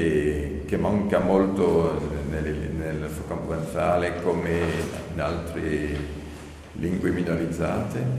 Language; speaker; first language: Italian; non-native, learner; French